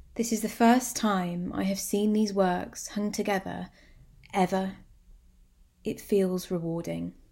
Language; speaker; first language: English; native; English